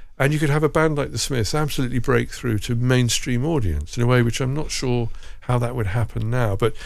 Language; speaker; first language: English; native; English